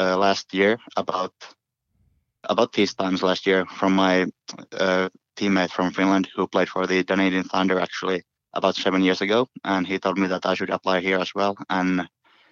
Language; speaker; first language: English; non-native, fluent; Finnish